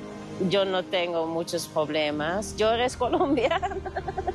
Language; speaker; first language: Spanish; non-native, learner; Dutch